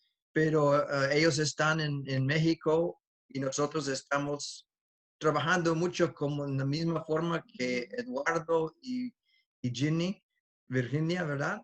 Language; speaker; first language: Spanish; non-native, fluent; English